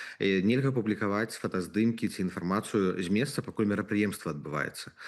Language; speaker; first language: Belarusian; native; Belarusian